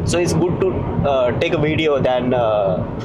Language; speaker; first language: English; non-native, local second language; Hindi